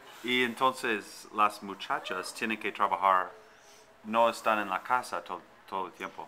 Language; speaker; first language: Spanish; non-native, fluent; English